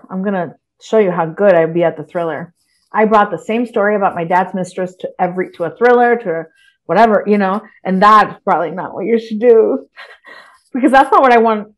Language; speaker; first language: English; early bilingual, other home language; Spanish